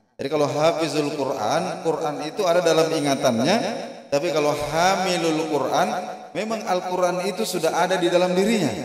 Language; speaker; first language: Indonesian; non-native, local second language; Buginese